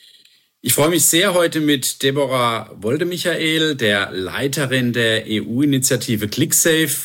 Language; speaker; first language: German; native; German